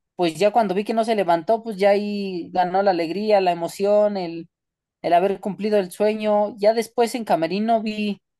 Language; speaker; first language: Spanish; native; Spanish